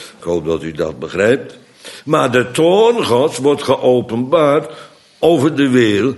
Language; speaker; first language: Dutch; native; Dutch